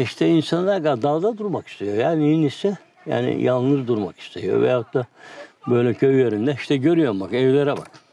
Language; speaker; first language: Turkish; native; Turkish